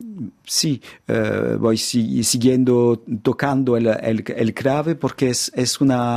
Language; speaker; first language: Spanish; non-native, fluent; French